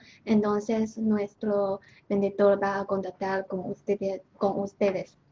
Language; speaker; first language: Spanish; non-native, learner; Chinese